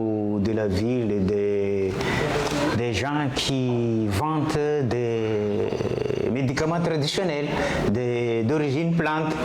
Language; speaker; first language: French; non-native, local second language; Malagasy